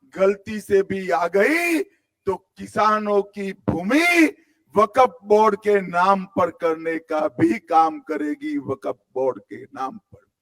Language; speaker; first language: Hindi; non-native, local second language; Gujarati